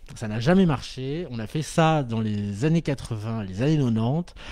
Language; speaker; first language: French; native; French